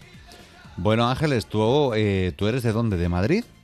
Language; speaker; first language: Spanish; native; Spanish